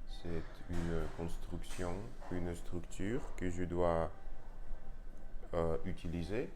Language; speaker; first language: French; non-native, learner; Russian